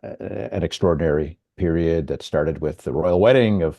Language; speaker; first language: English; native; English